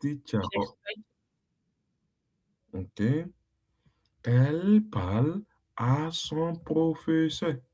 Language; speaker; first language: French; non-native, fluent; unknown